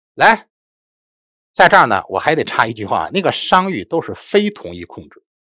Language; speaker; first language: Chinese; native; Chinese